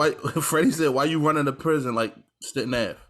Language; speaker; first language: English; native; English